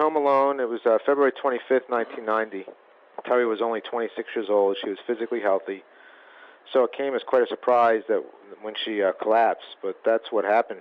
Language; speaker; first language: English; native; English